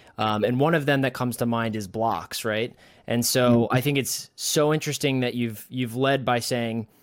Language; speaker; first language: English; native; English